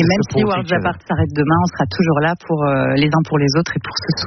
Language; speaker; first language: French; native; French